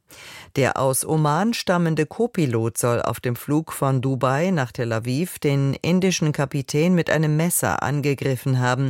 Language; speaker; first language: German; native; German